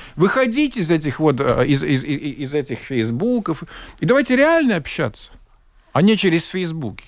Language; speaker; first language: Russian; non-native, local second language; Latvian